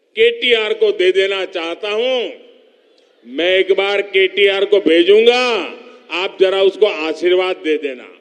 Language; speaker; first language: Hindi; native; Hindi